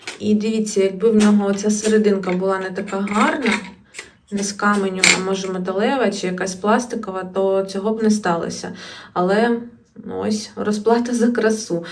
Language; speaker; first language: Ukrainian; non-native, local second language; Russian